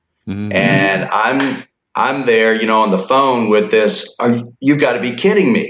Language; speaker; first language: English; native; English